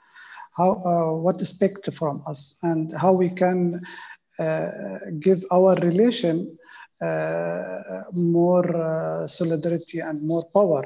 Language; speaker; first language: English; non-native, fluent; Arabic